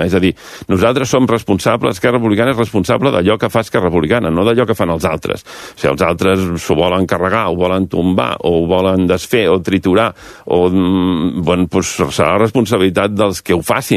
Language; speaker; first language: Catalan; native; Catalan